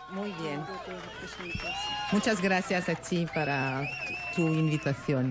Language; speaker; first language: Spanish; non-native, learner; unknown